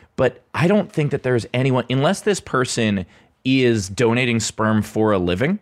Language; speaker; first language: English; native; English